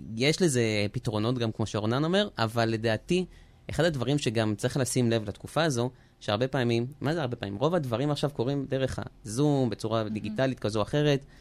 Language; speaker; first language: Hebrew; early bilingual, other home language; French